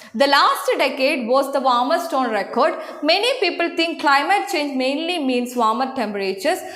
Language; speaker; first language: English; non-native, local second language; Malayalam